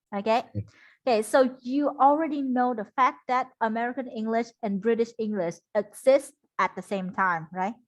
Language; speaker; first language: English; non-native, fluent; Vietnamese